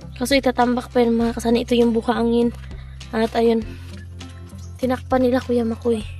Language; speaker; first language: Filipino; non-native, local second language; Cebuano